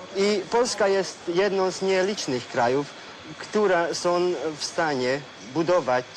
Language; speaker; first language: Polish; non-native, fluent; Hungarian